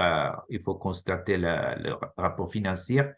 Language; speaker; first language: French; non-native, fluent; Japanese